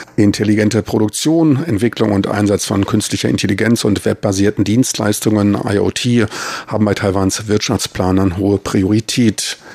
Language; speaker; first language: German; native; German